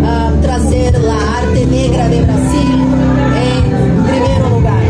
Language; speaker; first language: Spanish; non-native, fluent; Portuguese